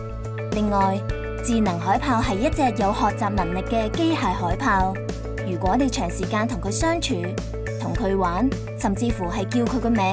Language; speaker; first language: Cantonese; native; Cantonese